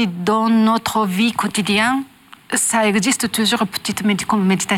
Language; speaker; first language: French; non-native, learner; Japanese